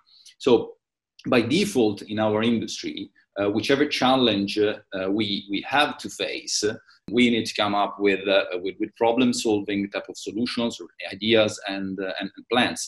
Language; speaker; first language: English; non-native, fluent; Italian